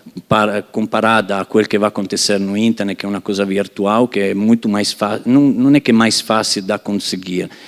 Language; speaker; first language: Portuguese; non-native, fluent; Italian